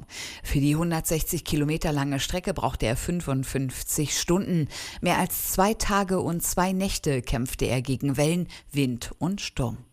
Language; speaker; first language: German; native; German